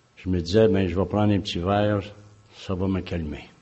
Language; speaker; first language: French; native; French